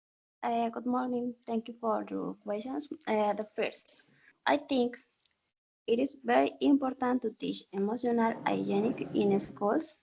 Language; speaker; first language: English; non-native, learner; Spanish